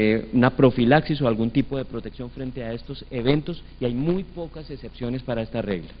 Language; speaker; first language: Spanish; native; Spanish